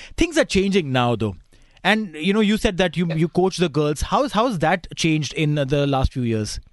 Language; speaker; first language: English; non-native, local second language; Hindi